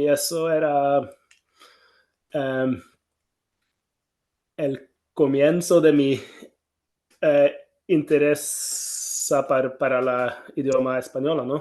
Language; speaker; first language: Spanish; non-native, fluent; Norwegian